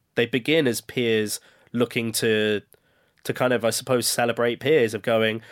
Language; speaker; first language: English; native; English